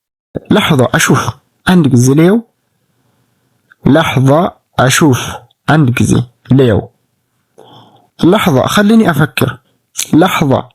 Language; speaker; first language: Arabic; non-native, fluent; Amharic